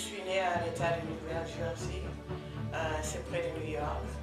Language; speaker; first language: French; non-native, fluent; English